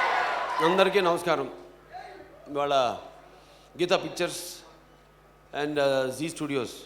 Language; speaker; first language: Telugu; native; Telugu